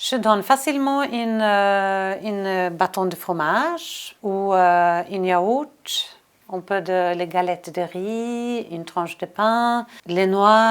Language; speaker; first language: French; non-native, learner; Swedish